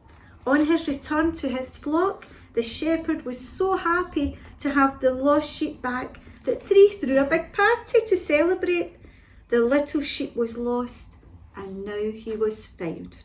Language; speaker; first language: English; native; English